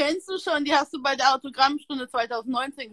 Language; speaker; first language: German; native; German